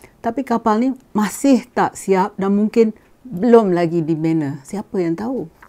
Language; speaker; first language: Malay; native; Malay